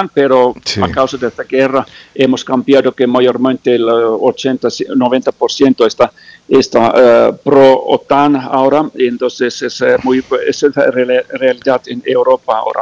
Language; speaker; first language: Spanish; non-native, fluent; Finnish